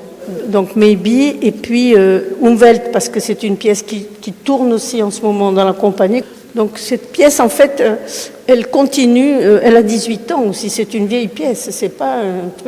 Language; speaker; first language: French; early bilingual, other home language; Spanish